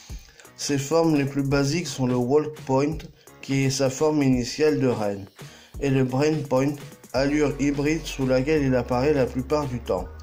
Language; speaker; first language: French; native; French